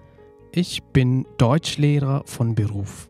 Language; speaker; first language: German; non-native, fluent; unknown